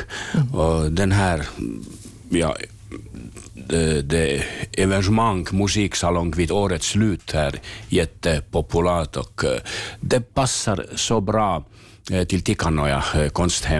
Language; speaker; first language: Swedish; non-native, learner; Finnish